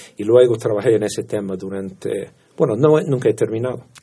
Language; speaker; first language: Spanish; non-native, fluent; English